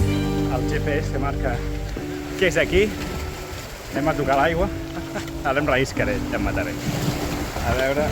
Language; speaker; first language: Catalan; native; Catalan